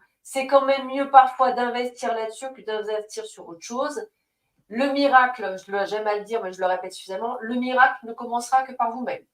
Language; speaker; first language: French; native; French